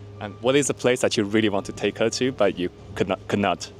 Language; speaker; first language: English; non-native, fluent; Chinese